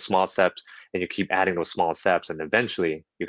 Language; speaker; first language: English; non-native, local second language; Cantonese